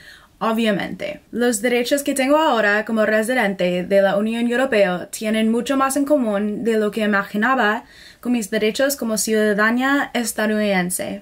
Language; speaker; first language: Spanish; non-native, fluent; English